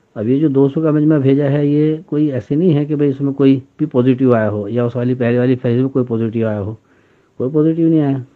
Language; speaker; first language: Urdu; native; Urdu